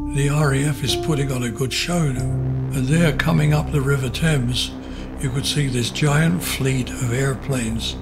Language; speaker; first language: English; native; English